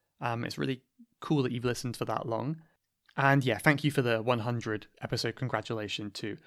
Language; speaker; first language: English; native; English